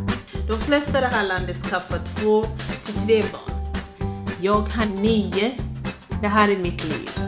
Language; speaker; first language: Swedish; non-native, fluent; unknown